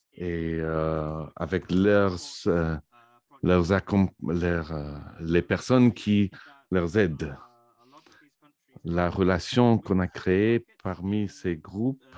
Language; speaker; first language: French; non-native, fluent; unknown